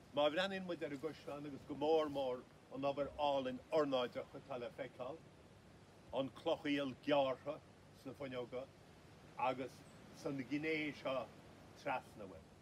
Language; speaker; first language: Irish; native; Irish